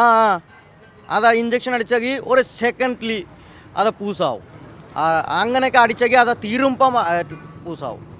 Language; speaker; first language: Malayalam; non-native, learner; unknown